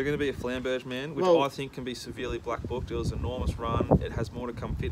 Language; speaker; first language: English; native; English